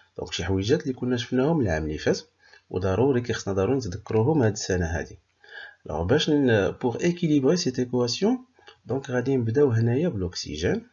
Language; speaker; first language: French; non-native, local second language; Arabic